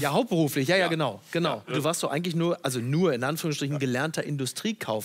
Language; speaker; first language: German; native; German